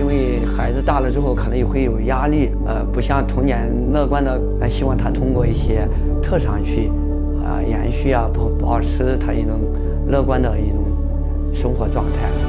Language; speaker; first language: Chinese; native; Chinese